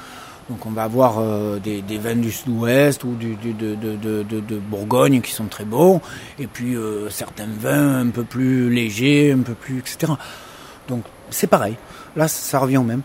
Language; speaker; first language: French; native; French